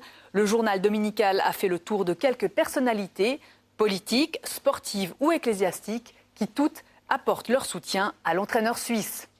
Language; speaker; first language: French; native; French